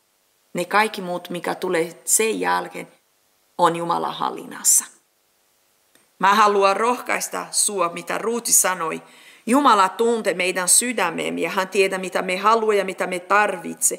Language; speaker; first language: Finnish; non-native, learner; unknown